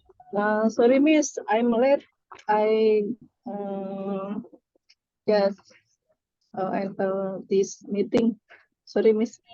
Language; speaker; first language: English; non-native, learner; Indonesian